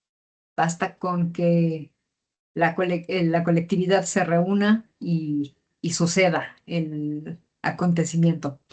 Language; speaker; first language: Spanish; native; Spanish